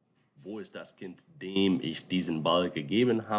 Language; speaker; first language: German; non-native, fluent; English